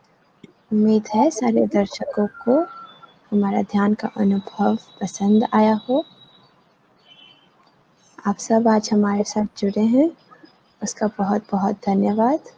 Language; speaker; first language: Hindi; native; Hindi